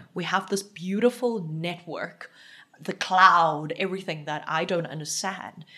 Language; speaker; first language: English; non-native, local second language; Xhosa